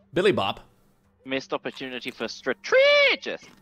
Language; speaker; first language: English; native; English